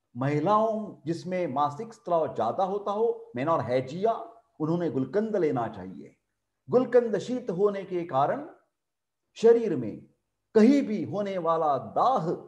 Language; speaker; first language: Hindi; non-native, local second language; Marathi